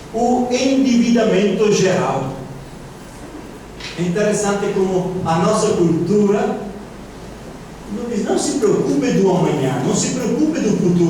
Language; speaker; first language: Portuguese; non-native, fluent; Italian